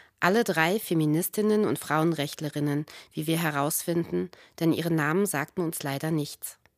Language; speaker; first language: German; native; German